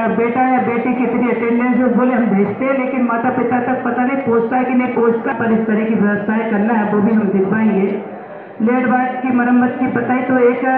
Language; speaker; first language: Hindi; native; Hindi